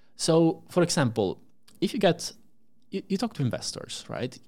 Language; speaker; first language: English; non-native, fluent; Italian